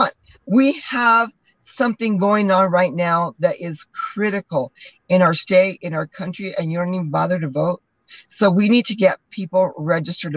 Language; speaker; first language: English; native; English